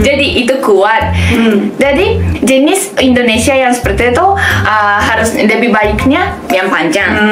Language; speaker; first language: Indonesian; non-native, learner; Japanese